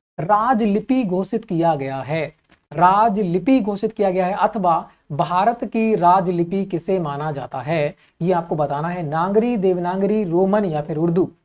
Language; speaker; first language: Hindi; native; Hindi